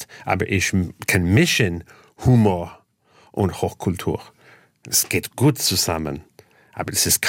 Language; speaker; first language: German; non-native, fluent; English